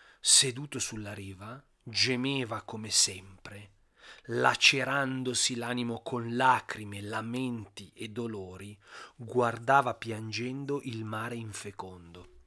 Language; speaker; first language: Italian; native; Italian